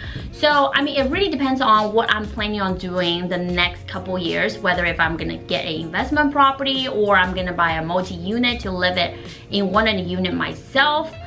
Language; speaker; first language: English; non-native, fluent; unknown